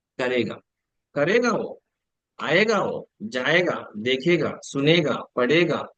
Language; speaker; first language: Hindi; non-native, local second language; Telugu